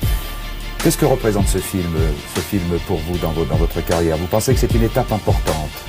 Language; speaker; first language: French; native; French